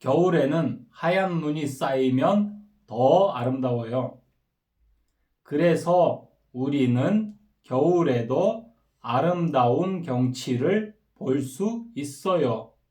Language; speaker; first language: Korean; non-native, fluent; Kyrgyz